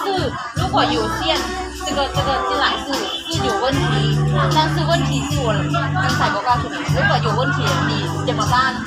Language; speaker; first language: Chinese; non-native, learner; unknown